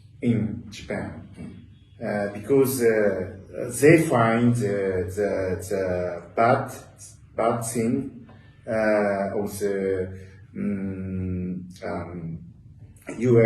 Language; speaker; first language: English; non-native, learner; Japanese